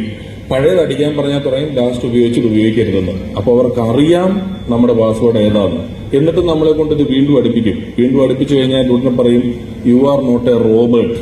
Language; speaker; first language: Malayalam; native; Malayalam